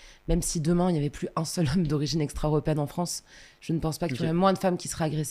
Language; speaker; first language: French; native; French